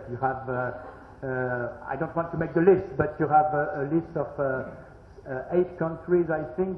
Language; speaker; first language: English; non-native, learner; French